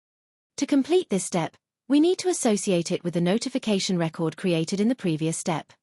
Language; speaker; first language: English; non-native, fluent; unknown